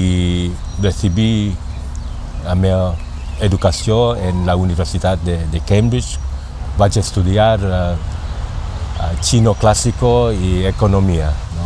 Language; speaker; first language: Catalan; non-native, learner; Thai